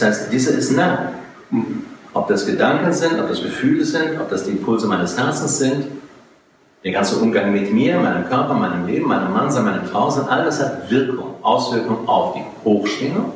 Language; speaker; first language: German; native; German